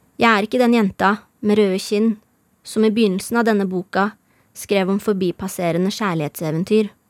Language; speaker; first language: Norwegian; early bilingual, other home language; Persian